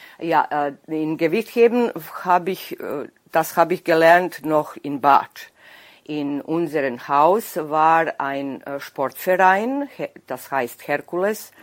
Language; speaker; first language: German; non-native, local second language; Serbian